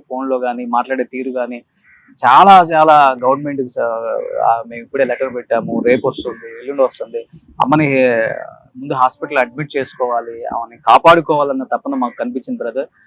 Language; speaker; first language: Telugu; native; Telugu